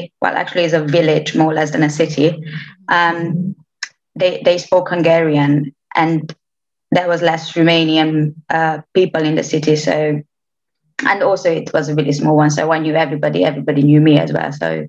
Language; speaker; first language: English; non-native, fluent; Romanian